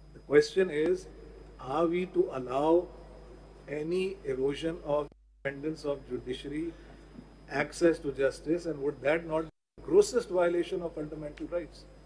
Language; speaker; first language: English; non-native, local second language; Urdu